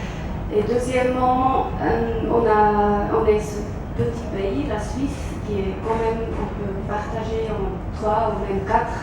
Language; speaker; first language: French; non-native, local second language; German